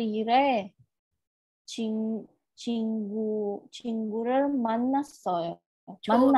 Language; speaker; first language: Korean; non-native, learner; Indonesian